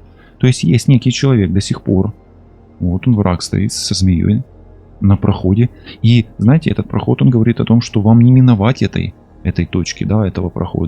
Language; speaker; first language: Russian; non-native, local second language; Ukrainian